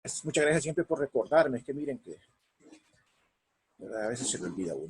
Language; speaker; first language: Spanish; native; Spanish